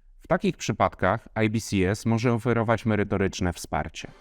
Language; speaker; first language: Polish; native; Polish